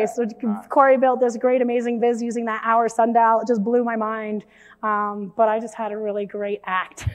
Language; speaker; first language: English; native; English